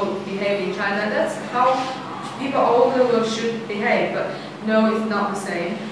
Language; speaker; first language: English; non-native, fluent; Chinese